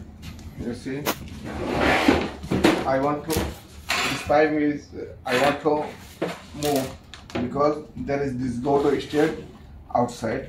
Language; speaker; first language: English; non-native, learner; Bangla